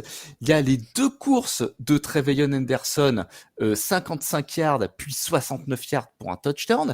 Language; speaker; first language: French; native; French